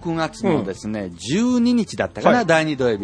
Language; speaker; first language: Japanese; native; Japanese